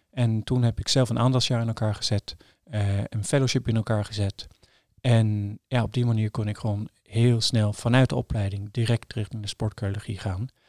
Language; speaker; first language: Dutch; non-native, fluent; Norwegian